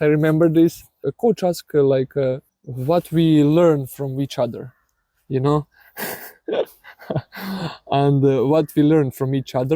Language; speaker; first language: English; non-native, learner; Serbian